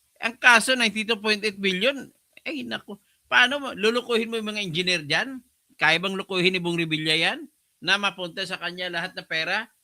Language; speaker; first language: Filipino; non-native, local second language; Hiligaynon